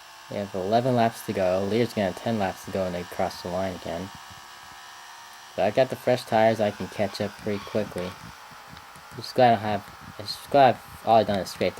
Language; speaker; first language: English; native; English